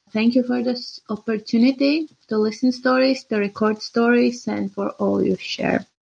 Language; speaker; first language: English; non-native, fluent; Latvian